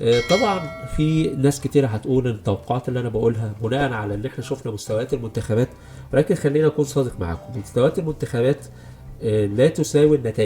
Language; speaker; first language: Arabic; native; Arabic